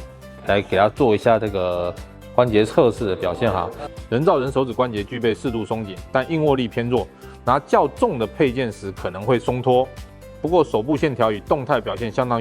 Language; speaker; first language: Chinese; native; Chinese